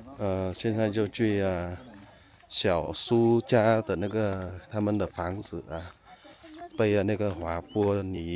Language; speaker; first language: Chinese; non-native, learner; Vietnamese